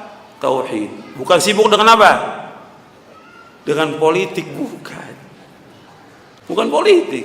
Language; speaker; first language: Indonesian; native; Indonesian